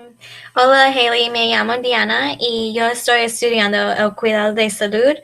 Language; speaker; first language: Spanish; non-native, learner; English